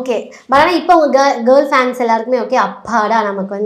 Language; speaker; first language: Tamil; native; Tamil